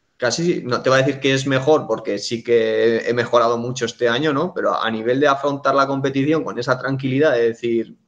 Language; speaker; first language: Spanish; native; Spanish